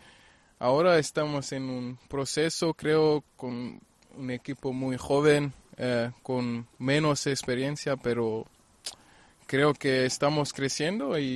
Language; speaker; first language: Spanish; non-native, fluent; German